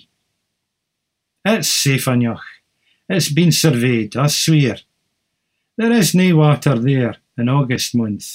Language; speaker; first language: English; native; English